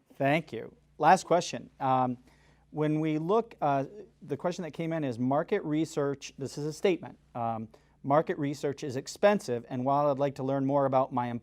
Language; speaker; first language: English; native; English